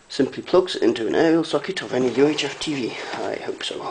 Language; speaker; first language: English; native; English